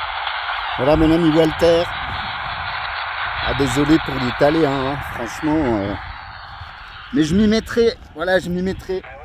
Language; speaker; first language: French; native; French